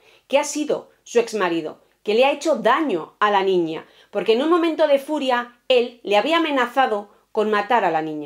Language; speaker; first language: Spanish; native; Spanish